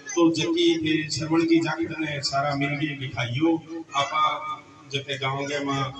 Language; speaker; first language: Hindi; native; Hindi